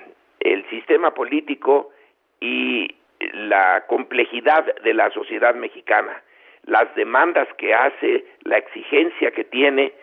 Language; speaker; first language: Spanish; native; Spanish